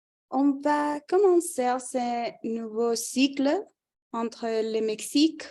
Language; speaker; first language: French; non-native, fluent; Spanish